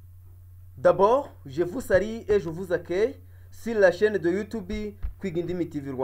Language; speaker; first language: French; non-native, local second language; Kinyarwanda